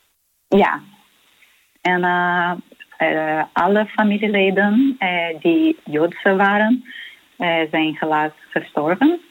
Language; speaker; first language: Dutch; non-native, learner; Portuguese